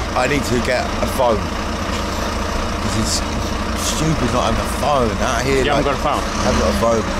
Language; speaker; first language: English; native; English